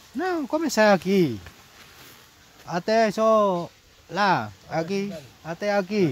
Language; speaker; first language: Portuguese; non-native, learner; Vietnamese